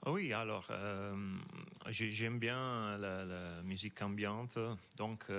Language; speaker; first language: French; non-native, fluent; Italian